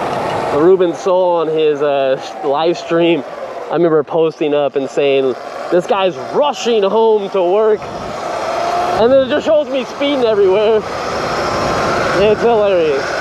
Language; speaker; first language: English; native; English